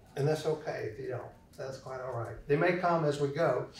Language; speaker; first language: English; native; English